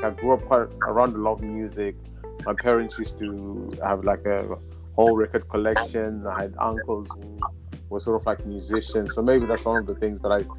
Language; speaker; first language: English; non-native, local second language; Shona